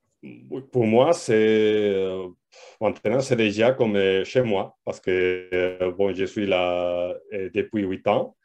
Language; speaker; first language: French; non-native, fluent; Spanish